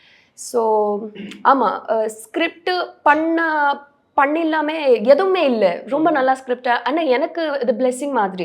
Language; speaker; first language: Tamil; non-native, learner; Telugu